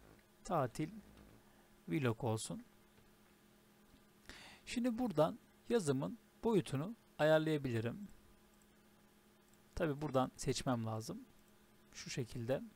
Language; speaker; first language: Turkish; native; Turkish